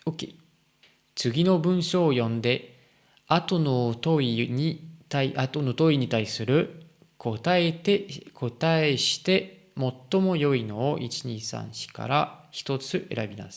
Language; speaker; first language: Japanese; non-native, learner; French